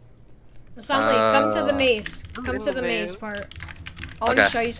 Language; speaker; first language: English; native; English